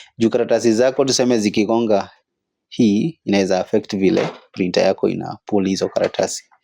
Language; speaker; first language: Swahili; native; Swahili